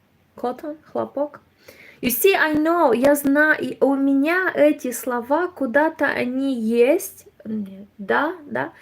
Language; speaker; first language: Russian; non-native, learner; Romanian